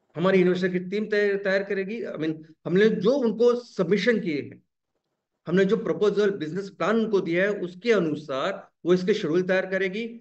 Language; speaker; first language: Hindi; non-native, local second language; Marathi